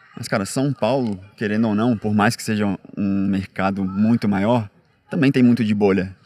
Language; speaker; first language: Portuguese; native; Portuguese